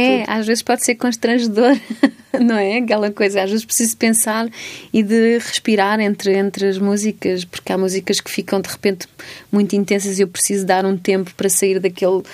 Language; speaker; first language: Portuguese; native; Portuguese